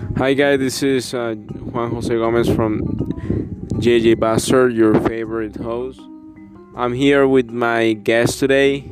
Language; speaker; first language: English; non-native, learner; Spanish